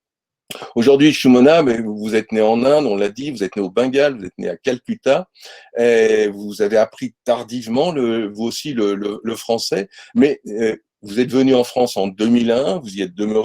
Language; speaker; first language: French; native; French